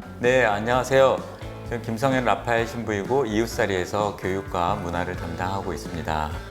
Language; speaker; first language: Korean; native; Korean